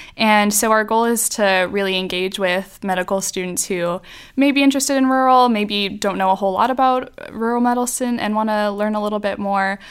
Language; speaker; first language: English; native; English